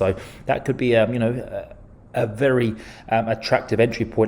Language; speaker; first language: English; native; English